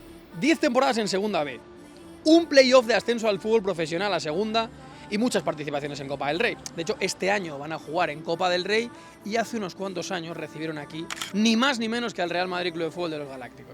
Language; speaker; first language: Spanish; native; Spanish